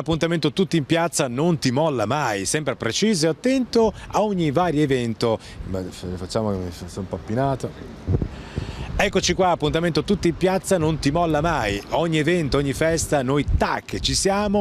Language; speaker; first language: Italian; native; Italian